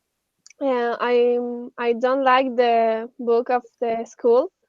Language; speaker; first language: English; non-native, learner; Spanish